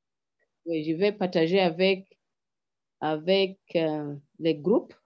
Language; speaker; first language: French; non-native, learner; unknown